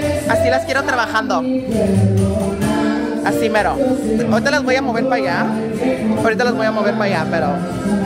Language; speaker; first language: Spanish; early bilingual, heritage; Spanish